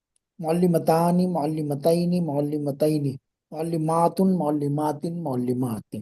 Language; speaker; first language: Arabic; non-native, learner; Urdu